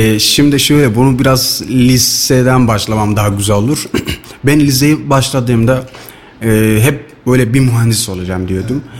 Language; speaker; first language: Turkish; non-native, fluent; Somali